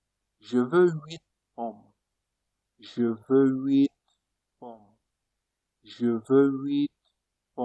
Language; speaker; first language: French; non-native, fluent; Italian